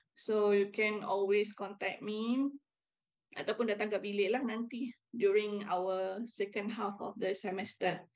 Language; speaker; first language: English; non-native, local second language; Malay